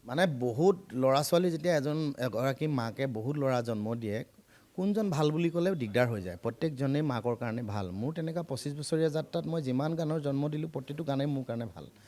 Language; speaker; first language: Assamese; native; Assamese